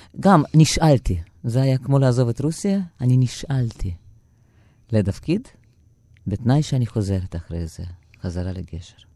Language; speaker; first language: Hebrew; non-native, fluent; Russian